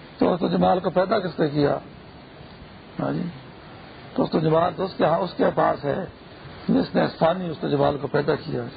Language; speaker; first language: Urdu; non-native, local second language; Pashto